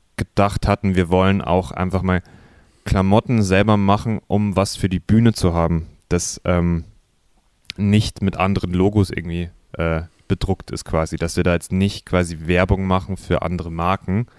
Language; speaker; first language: German; native; German